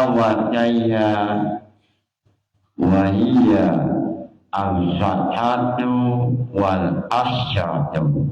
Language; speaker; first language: Arabic; non-native, fluent; Indonesian